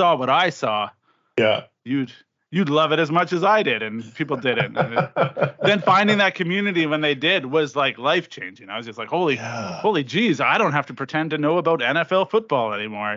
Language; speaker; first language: English; native; English